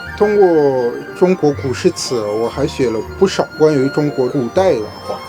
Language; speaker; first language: Chinese; non-native, fluent; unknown